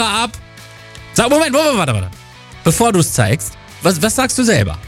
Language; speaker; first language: German; native; German